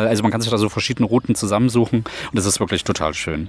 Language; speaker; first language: German; native; German